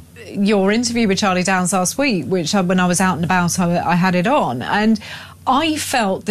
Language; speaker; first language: English; native; English